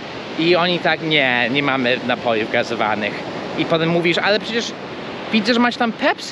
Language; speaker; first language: Polish; early bilingual, heritage; Polish